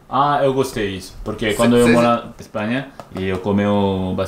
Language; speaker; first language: Portuguese; non-native, learner; Korean